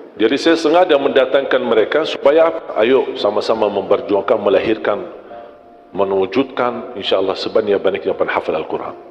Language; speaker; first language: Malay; non-native, fluent; Arabic